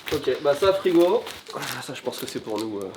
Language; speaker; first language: French; native; French